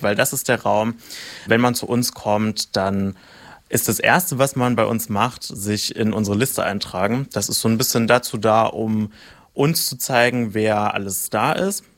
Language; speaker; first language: German; native; German